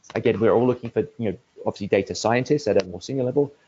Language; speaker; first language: English; native; English